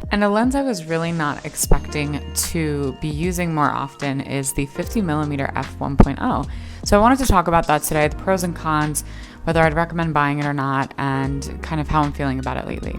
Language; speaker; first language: English; native; English